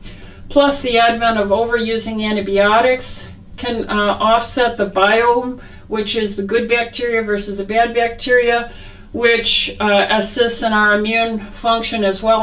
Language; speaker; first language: English; native; English